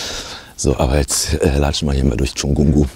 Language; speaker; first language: German; native; German